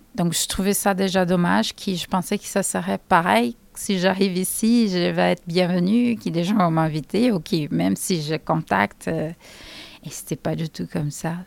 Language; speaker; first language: French; non-native, fluent; Portuguese